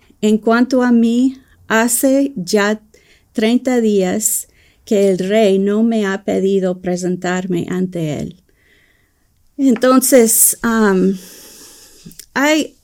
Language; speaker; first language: Spanish; early bilingual, heritage; English